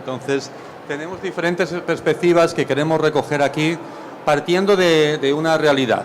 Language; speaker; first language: Spanish; native; Spanish